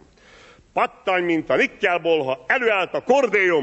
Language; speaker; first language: Hungarian; native; Hungarian